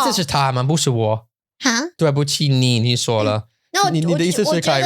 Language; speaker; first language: Chinese; non-native, learner; English